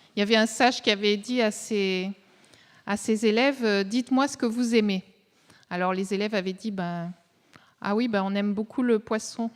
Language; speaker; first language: French; native; French